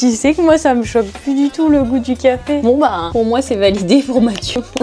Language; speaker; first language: French; native; French